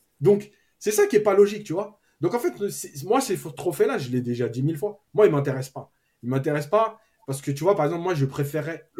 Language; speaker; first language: French; native; French